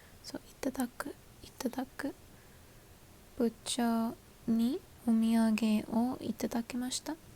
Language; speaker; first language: Japanese; non-native, learner; English